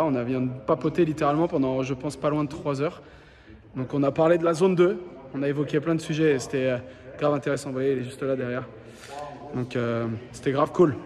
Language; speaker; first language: French; native; French